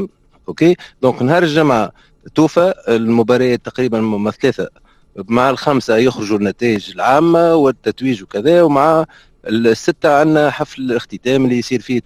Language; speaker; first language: Arabic; native; Arabic